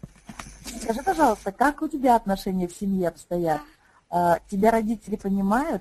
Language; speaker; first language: Russian; native; Russian